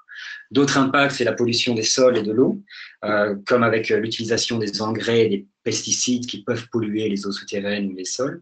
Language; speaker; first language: French; native; French